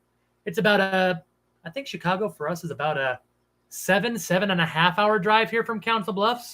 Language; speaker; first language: English; native; English